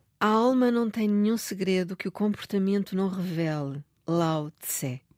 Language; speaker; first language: Portuguese; native; Portuguese